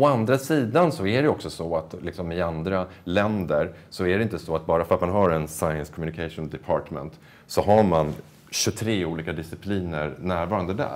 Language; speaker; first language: Swedish; native; Swedish